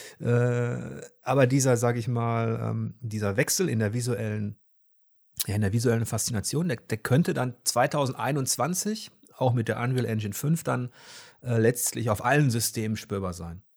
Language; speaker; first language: German; native; German